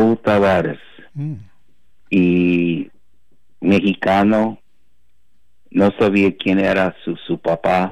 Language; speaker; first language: Spanish; early bilingual, heritage; Spanish